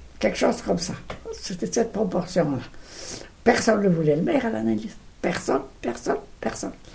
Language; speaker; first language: French; non-native, local second language; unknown